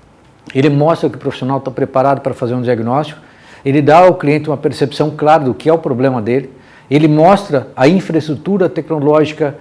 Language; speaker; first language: Portuguese; native; Portuguese